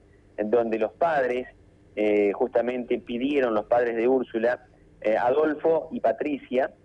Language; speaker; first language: Spanish; native; Spanish